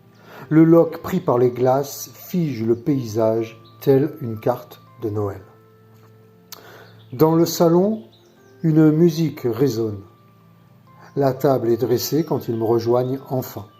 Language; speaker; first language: French; native; French